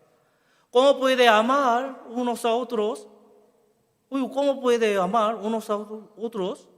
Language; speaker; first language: Spanish; non-native, learner; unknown